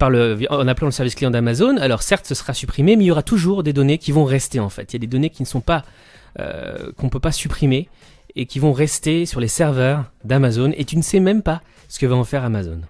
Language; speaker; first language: French; native; French